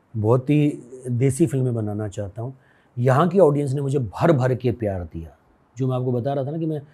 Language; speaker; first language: Hindi; native; Hindi